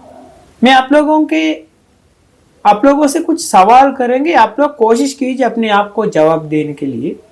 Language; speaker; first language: Hindi; non-native, fluent; Sinhala